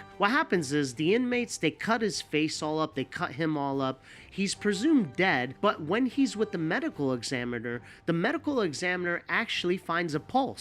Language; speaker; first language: English; native; English